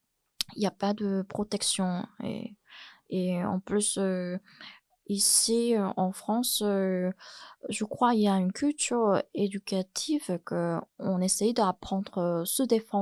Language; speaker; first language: French; non-native, fluent; Chinese